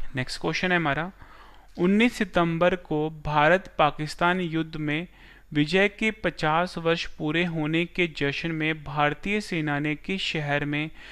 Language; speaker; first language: Hindi; non-native, local second language; Gujarati